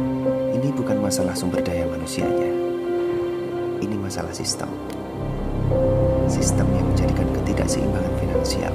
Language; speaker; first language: Indonesian; native; Indonesian